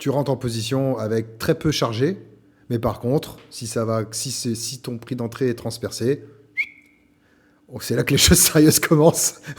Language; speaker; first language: French; native; French